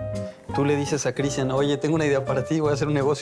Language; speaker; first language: Spanish; native; Spanish